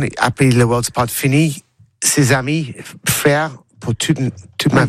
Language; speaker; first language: French; non-native, learner; English